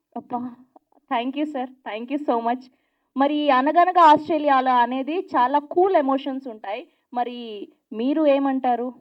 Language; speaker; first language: Telugu; native; Telugu